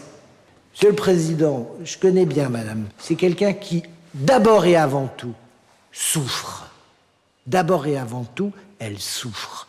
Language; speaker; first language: French; native; French